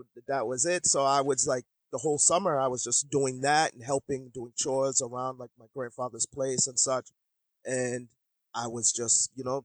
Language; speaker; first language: English; native; English